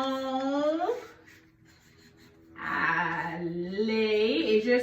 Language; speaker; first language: French; non-native, fluent; English